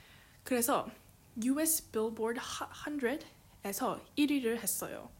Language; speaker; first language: Korean; early bilingual, heritage; English